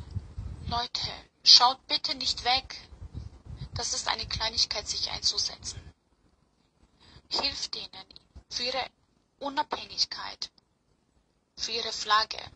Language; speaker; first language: German; early bilingual, other home language; Bosnian